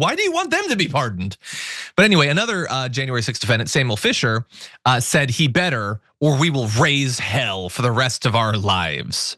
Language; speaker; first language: English; native; English